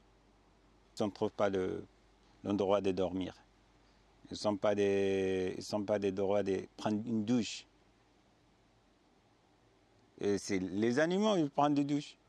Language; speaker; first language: French; non-native, learner; Arabic